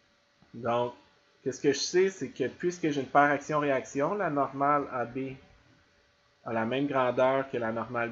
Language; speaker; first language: French; native; French